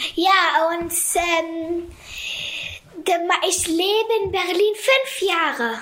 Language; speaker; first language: German; early bilingual, other home language; Kurdish